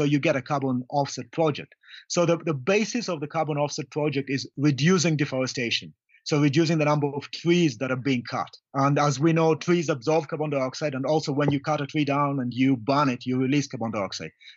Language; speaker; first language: English; non-native, local second language; Luyia